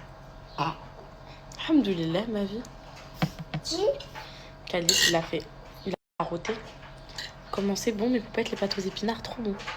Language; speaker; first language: French; native; French